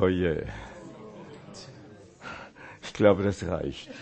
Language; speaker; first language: German; non-native, fluent; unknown